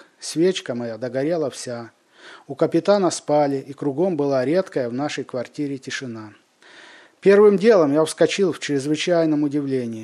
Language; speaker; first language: Russian; native; Russian